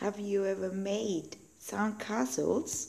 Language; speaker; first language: English; non-native, learner; Spanish